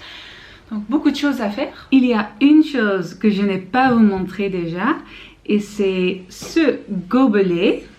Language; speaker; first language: French; non-native, learner; Dutch